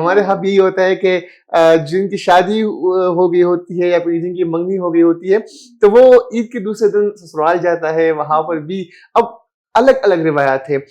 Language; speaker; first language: Urdu; non-native, local second language; Pashto